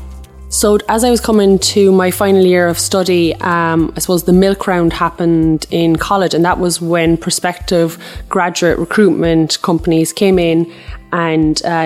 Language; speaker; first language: English; native; English